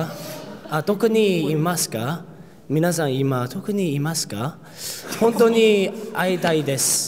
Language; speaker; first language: Japanese; non-native, learner; Korean